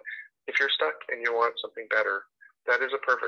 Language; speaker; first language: English; native; English